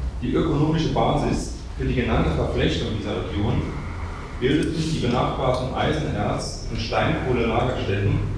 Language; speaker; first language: German; native; German